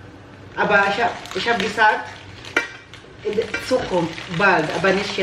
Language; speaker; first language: German; non-native, learner; Filipino